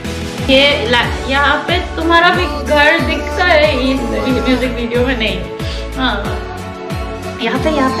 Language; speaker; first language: Hindi; non-native, learner; Korean